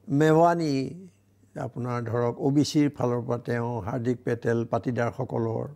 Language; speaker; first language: Assamese; native; Assamese